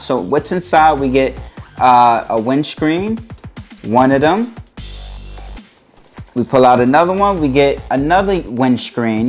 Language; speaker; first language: English; native; English